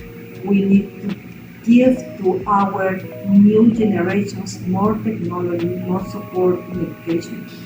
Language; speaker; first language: English; non-native, learner; Spanish